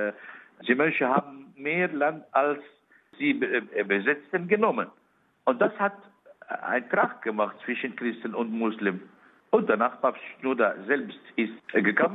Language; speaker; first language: German; non-native, learner; Arabic